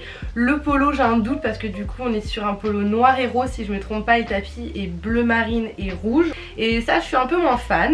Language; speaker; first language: French; native; French